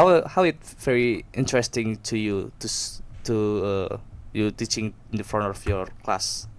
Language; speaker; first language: English; non-native, learner; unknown